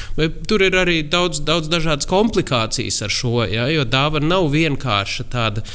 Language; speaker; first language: Latvian; native; Latvian